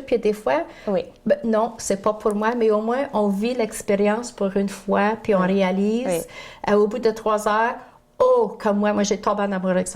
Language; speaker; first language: French; native; French